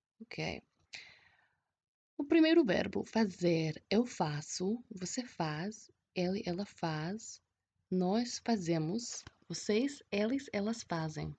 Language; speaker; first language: Portuguese; non-native, fluent; English